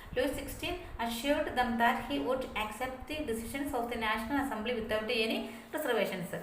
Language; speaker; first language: English; non-native, local second language; Malayalam